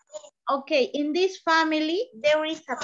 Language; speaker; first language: English; non-native, learner; Spanish